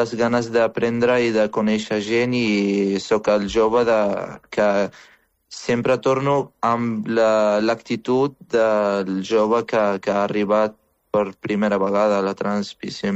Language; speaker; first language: Catalan; non-native, fluent; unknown